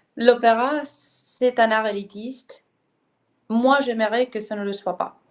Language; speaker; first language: French; non-native, fluent; Spanish